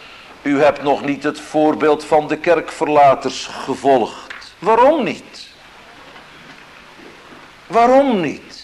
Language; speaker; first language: Dutch; native; Dutch